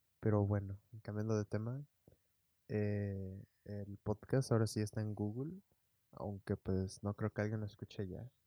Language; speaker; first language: Spanish; early bilingual, heritage; Spanish